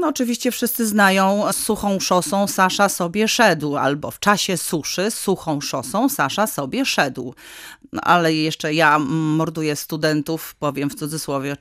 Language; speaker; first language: Polish; native; Polish